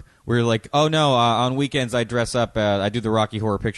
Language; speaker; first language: English; native; English